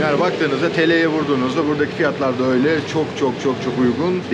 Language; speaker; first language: Turkish; native; Turkish